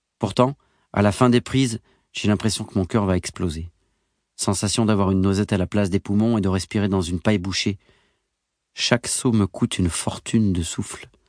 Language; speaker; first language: French; native; French